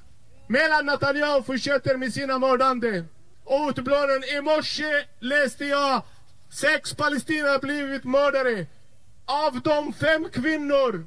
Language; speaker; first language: Swedish; non-native, fluent; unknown